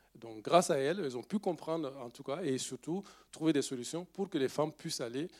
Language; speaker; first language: French; non-native, local second language; Dyula